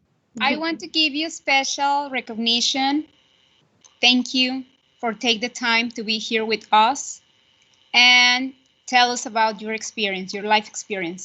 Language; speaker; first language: English; non-native, fluent; Spanish